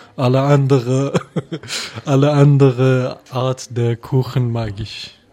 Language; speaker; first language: German; non-native, fluent; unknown